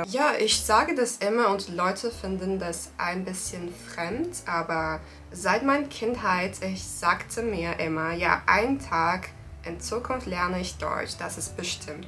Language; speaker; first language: German; non-native, learner; Turkish